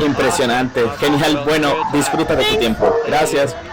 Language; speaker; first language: Spanish; native; Spanish